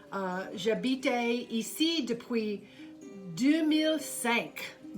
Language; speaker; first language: French; non-native, fluent; English